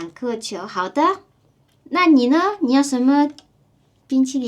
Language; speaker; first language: Chinese; non-native, learner; French